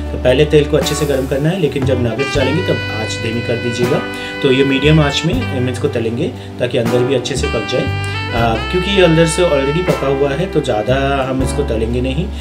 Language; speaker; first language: Hindi; non-native, local second language; Bangla